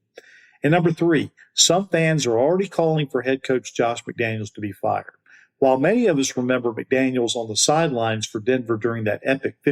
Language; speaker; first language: English; native; English